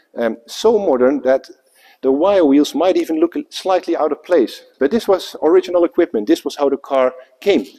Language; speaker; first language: English; non-native, fluent; Dutch